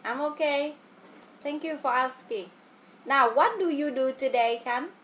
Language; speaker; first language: English; non-native, fluent; Vietnamese